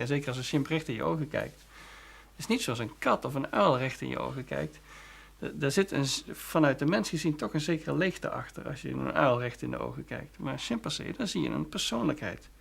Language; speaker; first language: Dutch; native; Dutch